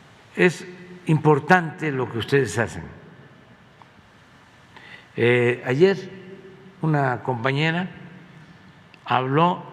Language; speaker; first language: Spanish; native; Spanish